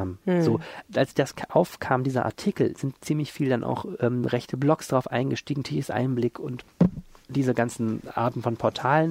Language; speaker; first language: German; native; German